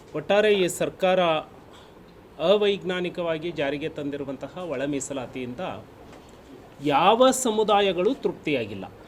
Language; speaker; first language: Kannada; non-native, local second language; Lambadi